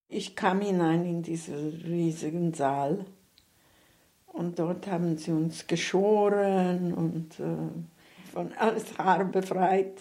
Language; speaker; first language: German; non-native, fluent; Hungarian